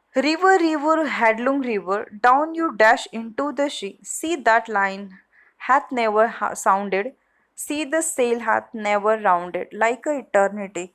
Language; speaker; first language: English; non-native, local second language; Gujarati